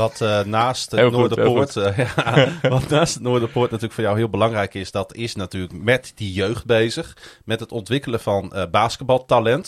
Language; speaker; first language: Dutch; native; Dutch